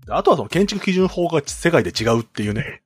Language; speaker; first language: Japanese; native; Japanese